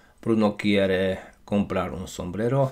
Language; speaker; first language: Spanish; non-native, learner; Slovak